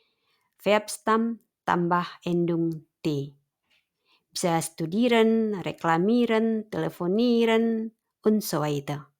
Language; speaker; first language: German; non-native, fluent; Indonesian